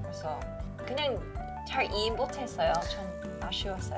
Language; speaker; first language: Korean; non-native, fluent; English